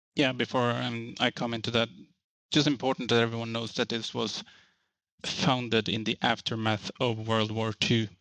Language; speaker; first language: English; non-native, fluent; Norwegian